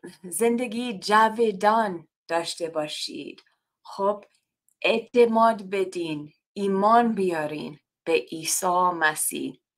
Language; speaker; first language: Persian; non-native, learner; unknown